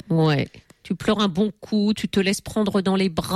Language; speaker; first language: French; native; French